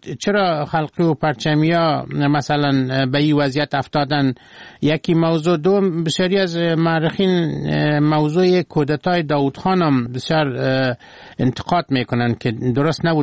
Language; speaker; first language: Persian; native; Persian